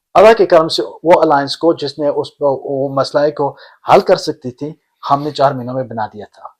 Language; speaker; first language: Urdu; early bilingual, heritage; Urdu